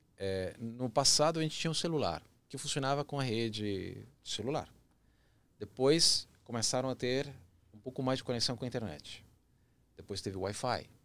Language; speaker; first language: Portuguese; early bilingual, other home language; Spanish